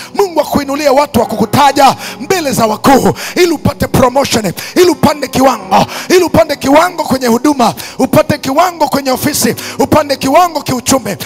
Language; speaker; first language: Swahili; native; Swahili